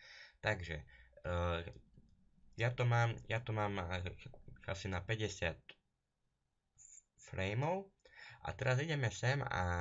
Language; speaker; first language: Slovak; native; Slovak